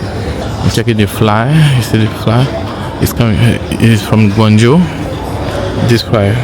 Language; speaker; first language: English; non-native, fluent; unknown